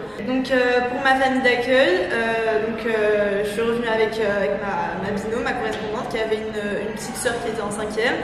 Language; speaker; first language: French; non-native, local second language; Arabic